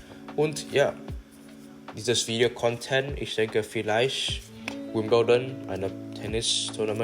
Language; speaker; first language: German; non-native, learner; English